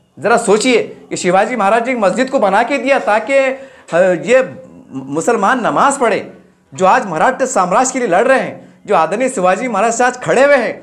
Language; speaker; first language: Hindi; non-native, local second language; Urdu